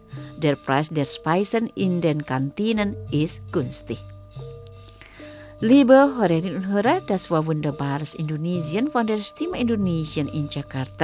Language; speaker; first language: German; non-native, fluent; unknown